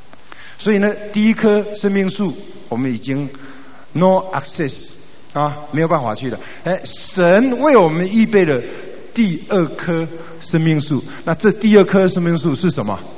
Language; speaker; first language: Chinese; native; Chinese